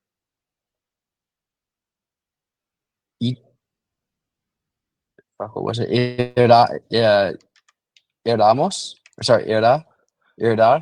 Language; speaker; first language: Spanish; non-native, learner; English